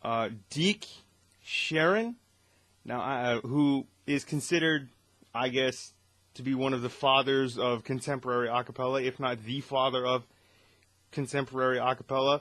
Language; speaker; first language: English; native; English